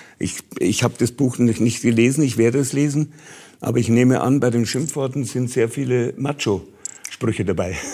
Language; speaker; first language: German; native; German